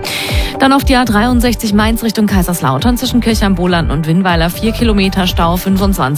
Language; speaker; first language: German; native; German